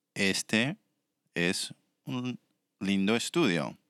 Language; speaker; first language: English; early bilingual, other home language; Spanish